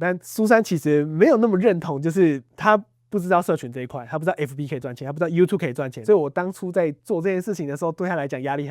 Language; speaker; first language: Chinese; native; Chinese